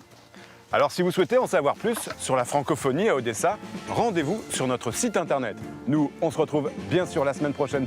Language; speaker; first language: French; native; French